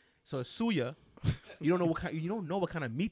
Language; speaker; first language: English; non-native, local second language; Yoruba